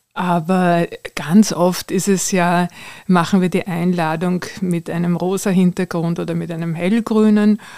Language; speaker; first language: German; native; German